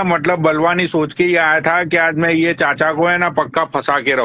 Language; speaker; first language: Hindi; native; Hindi